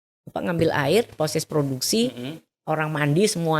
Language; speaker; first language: Indonesian; native; Indonesian